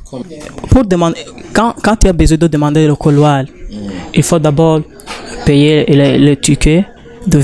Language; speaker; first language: French; non-native, learner; Rundi